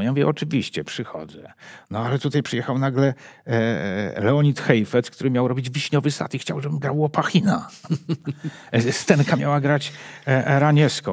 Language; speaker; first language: Polish; native; Polish